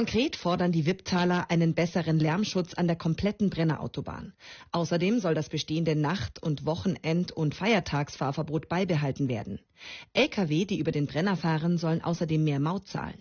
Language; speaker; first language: German; native; German